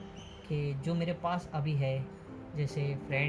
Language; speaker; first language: Hindi; native; Hindi